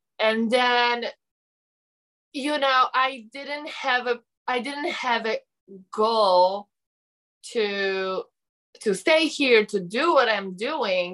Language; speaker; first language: English; non-native, learner; Polish